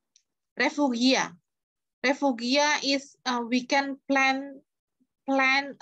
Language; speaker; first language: English; non-native, fluent; Indonesian